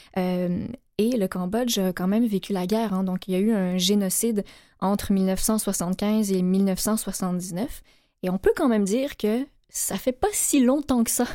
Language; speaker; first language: French; native; French